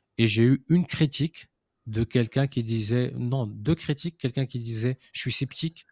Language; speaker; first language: French; non-native, local second language; Arabic